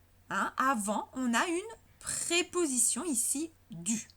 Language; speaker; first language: French; native; French